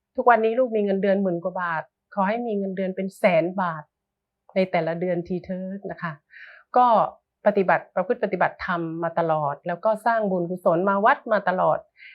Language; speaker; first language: Thai; native; Thai